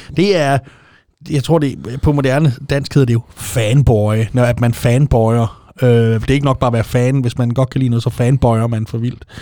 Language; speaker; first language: Danish; native; Danish